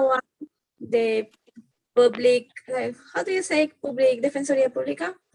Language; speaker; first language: English; non-native, learner; Spanish